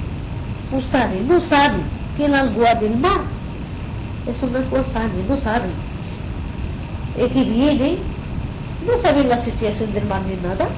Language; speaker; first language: Spanish; non-native, fluent; Arabic